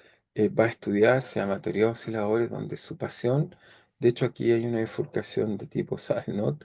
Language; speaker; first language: Spanish; native; Spanish